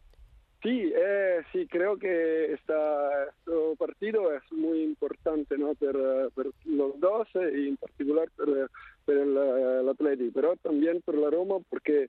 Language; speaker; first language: Spanish; non-native, fluent; Italian